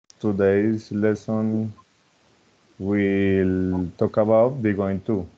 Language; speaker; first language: English; non-native, fluent; Spanish